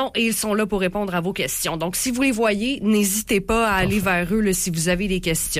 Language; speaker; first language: French; native; French